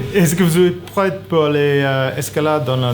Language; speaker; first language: French; non-native, learner; English